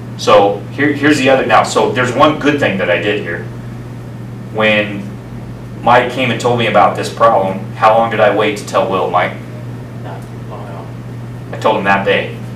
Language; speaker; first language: English; native; English